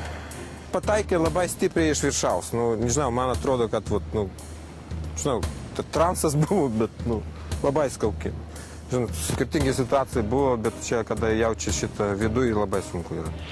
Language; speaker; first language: Lithuanian; non-native, learner; Russian